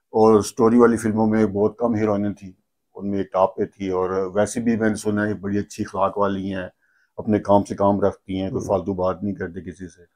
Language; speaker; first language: Urdu; native; Urdu